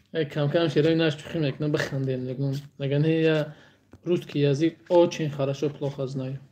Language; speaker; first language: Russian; non-native, learner; Tajik